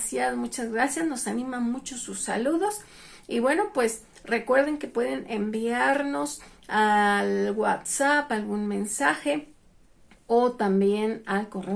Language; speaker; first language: Spanish; native; Spanish